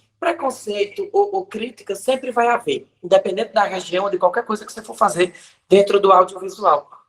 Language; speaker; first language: Portuguese; native; Portuguese